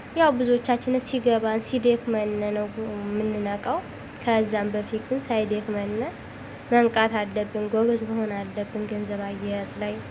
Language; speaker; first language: Amharic; native; Amharic